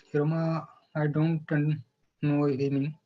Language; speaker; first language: English; non-native, learner; Hindi